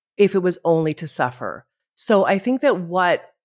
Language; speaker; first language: English; native; English